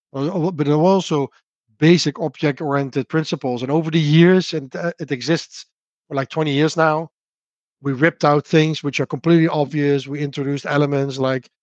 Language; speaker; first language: English; non-native, fluent; Dutch